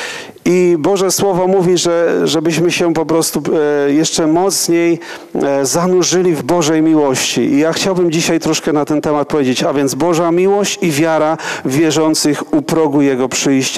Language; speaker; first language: Polish; native; Polish